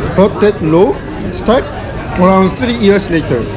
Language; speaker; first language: English; non-native, learner; Korean